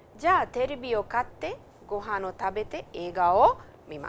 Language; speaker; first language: Japanese; non-native, fluent; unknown